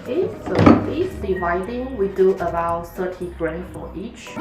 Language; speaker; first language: English; non-native, fluent; Chinese